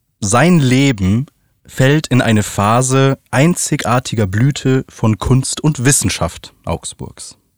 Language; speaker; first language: German; native; German